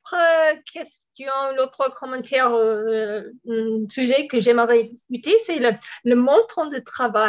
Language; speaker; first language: French; non-native, fluent; English